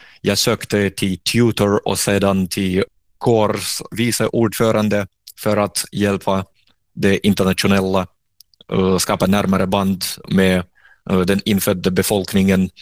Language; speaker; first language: Swedish; non-native, fluent; Russian